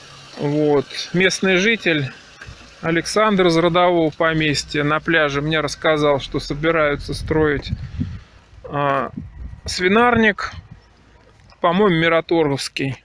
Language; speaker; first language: Russian; native; Russian